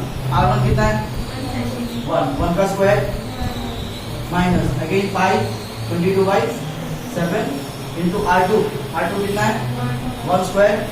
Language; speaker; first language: Hindi; native; Hindi